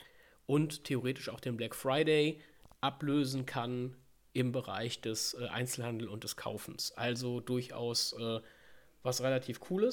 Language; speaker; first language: German; native; German